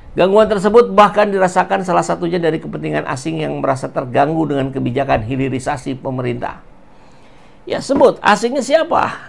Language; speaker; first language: Indonesian; native; Indonesian